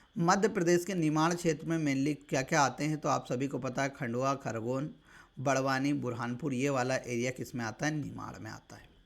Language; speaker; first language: Hindi; native; Hindi